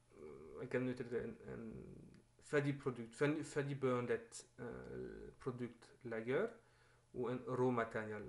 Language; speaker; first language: Norwegian; non-native, learner; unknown